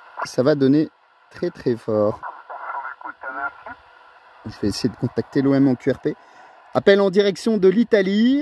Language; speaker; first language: French; native; French